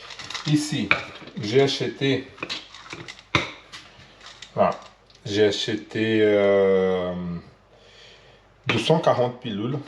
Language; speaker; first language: French; non-native, learner; Portuguese